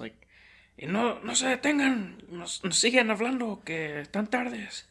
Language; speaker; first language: Spanish; early bilingual, heritage; Spanish